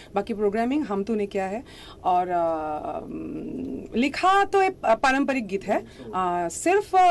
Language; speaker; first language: Hindi; non-native, local second language; Assamese